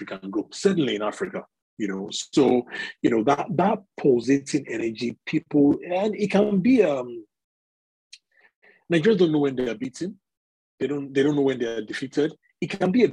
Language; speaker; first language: English; non-native, local second language; Yoruba